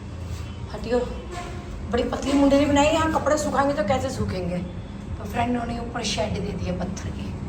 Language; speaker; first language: Hindi; native; Hindi